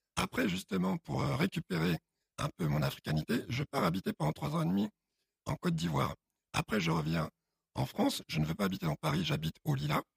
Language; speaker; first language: French; early bilingual, other home language; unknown